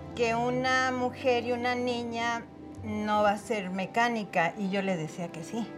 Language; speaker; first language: Spanish; native; Spanish